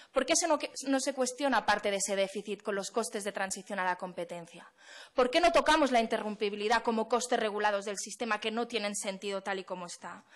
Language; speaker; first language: Spanish; non-native, local second language; Catalan